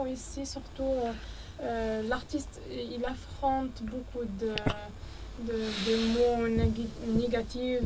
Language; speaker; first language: French; non-native, learner; Arabic